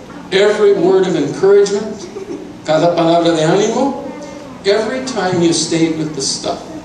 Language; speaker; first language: English; native; English